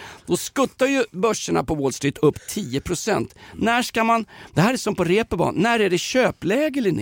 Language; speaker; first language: Swedish; native; Swedish